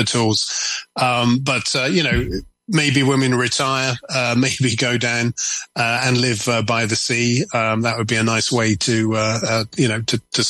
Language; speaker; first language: English; native; English